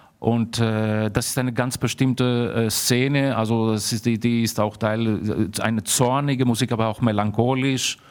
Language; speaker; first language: German; early bilingual, heritage; German